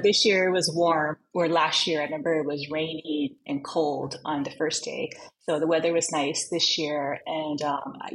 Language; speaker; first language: English; native; English